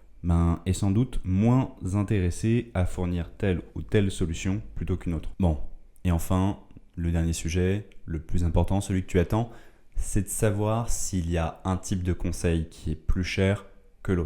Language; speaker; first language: French; native; French